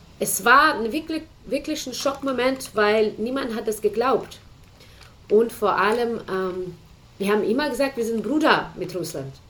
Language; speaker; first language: German; non-native, fluent; Ukrainian